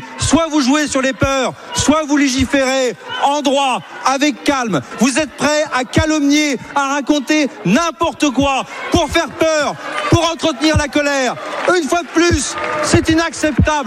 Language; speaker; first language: French; native; French